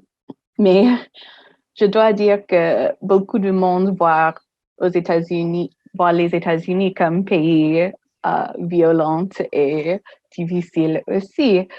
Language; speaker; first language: French; non-native, fluent; English